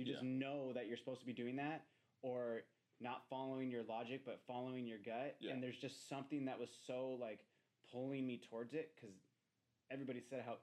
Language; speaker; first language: English; native; English